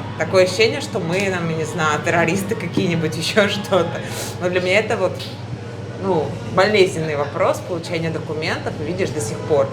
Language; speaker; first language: Russian; native; Russian